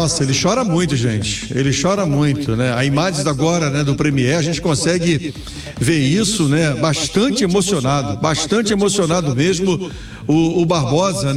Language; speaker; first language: Portuguese; native; Portuguese